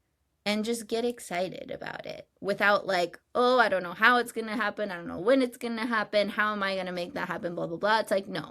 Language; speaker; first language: English; native; English